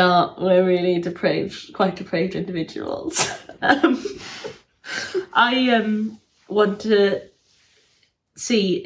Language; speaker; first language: English; native; English